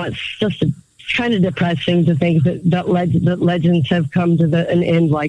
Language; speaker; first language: English; native; English